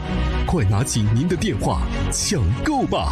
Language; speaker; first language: Chinese; native; Chinese